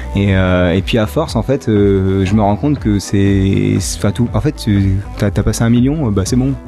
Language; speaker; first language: French; native; French